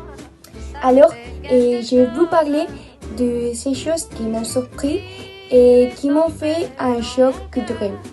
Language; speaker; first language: French; non-native, learner; Spanish